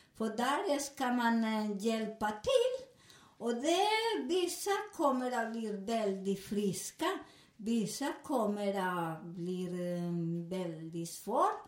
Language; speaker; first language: Swedish; non-native, learner; Spanish